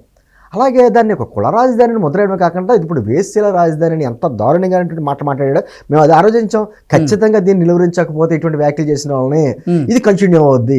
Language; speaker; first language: Telugu; native; Telugu